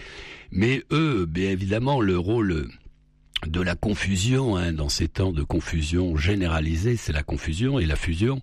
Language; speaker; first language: French; native; French